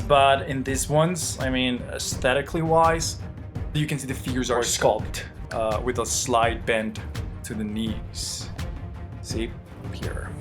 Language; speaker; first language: English; non-native, fluent; Spanish